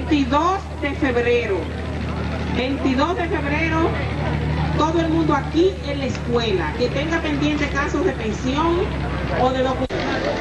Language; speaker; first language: Spanish; native; Spanish